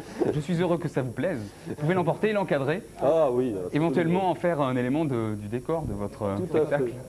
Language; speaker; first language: French; native; French